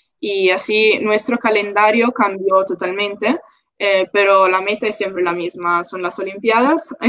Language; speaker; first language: Spanish; non-native, local second language; Italian